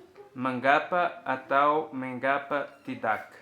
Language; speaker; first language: Indonesian; non-native, learner; Portuguese